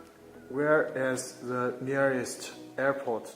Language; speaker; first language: English; non-native, learner; Chinese